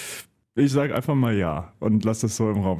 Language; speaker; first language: German; native; German